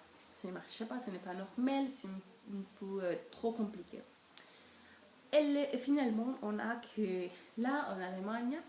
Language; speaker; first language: French; non-native, learner; Spanish